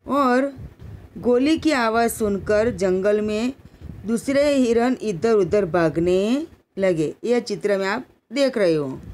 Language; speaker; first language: Hindi; non-native, local second language; Gujarati